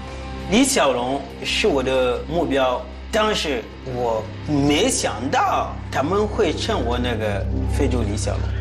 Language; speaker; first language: Chinese; non-native, fluent; French